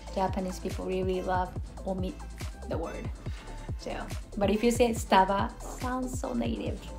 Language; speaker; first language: English; non-native, learner; Japanese